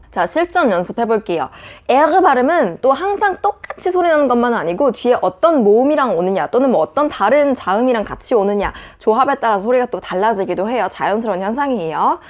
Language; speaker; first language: Korean; native; Korean